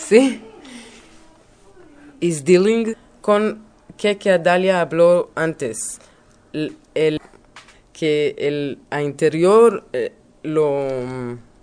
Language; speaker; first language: Spanish; non-native, learner; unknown